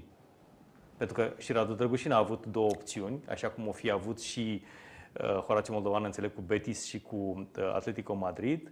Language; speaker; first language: Romanian; native; Romanian